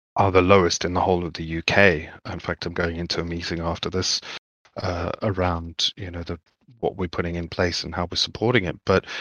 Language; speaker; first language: English; native; English